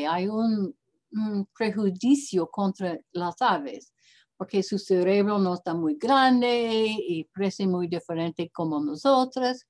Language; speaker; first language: Spanish; non-native, learner; English